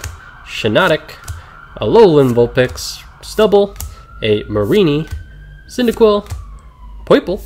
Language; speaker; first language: English; native; English